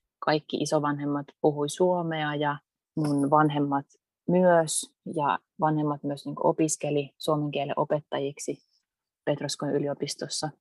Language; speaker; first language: Finnish; early bilingual, heritage; Finnish